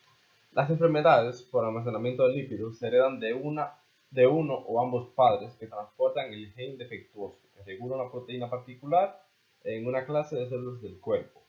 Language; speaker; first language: Spanish; native; Spanish